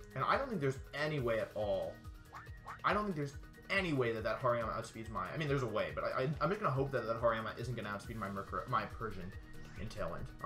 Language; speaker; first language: English; native; English